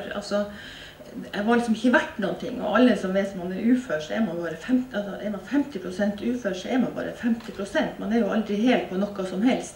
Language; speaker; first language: Norwegian; native; Norwegian